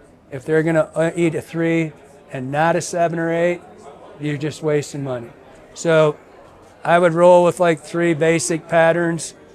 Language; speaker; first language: English; native; English